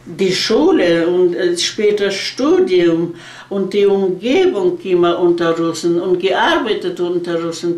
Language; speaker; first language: German; early bilingual, heritage; German